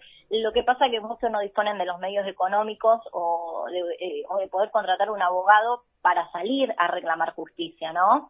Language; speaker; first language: Spanish; native; Spanish